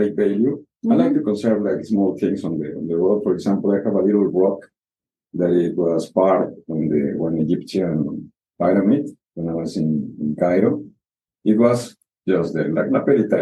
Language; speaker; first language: English; non-native, fluent; Spanish